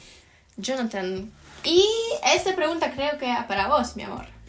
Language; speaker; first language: Spanish; non-native, fluent; Ukrainian